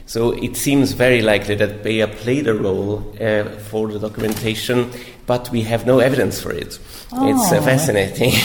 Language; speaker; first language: English; non-native, fluent; German